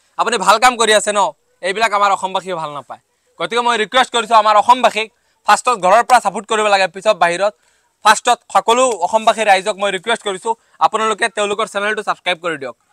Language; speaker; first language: Assamese; native; Assamese